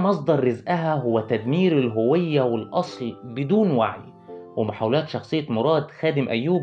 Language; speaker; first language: Arabic; native; Arabic